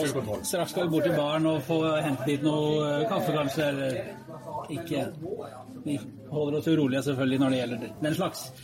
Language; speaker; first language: Norwegian; native; Norwegian